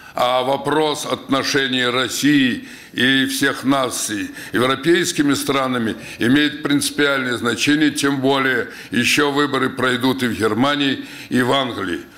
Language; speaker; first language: Russian; native; Russian